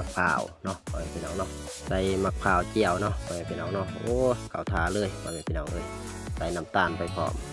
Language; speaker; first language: Thai; non-native, local second language; Lao